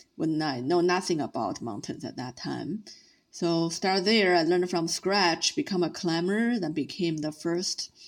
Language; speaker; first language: English; non-native, fluent; Chinese